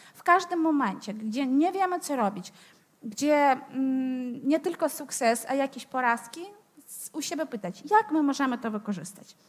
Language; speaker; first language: Polish; non-native, fluent; Ukrainian